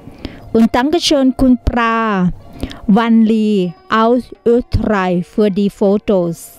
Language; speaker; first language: German; non-native, learner; Thai